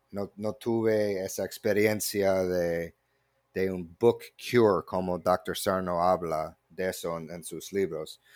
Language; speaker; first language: Spanish; non-native, fluent; English